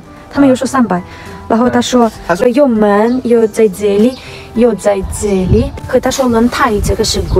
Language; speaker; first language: Chinese; non-native, learner; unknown